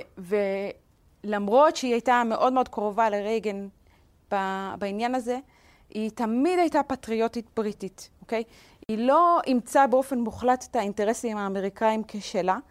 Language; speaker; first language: Hebrew; native; Hebrew